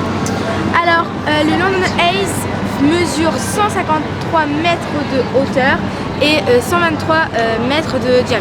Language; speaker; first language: French; native; French